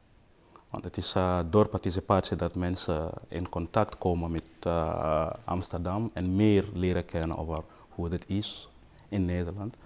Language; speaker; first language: Dutch; non-native, fluent; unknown